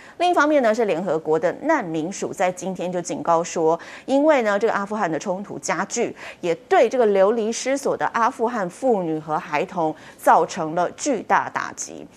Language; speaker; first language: Chinese; native; Chinese